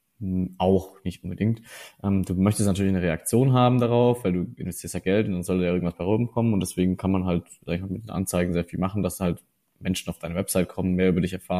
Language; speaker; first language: German; native; German